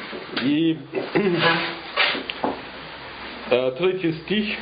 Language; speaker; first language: Russian; non-native, fluent; English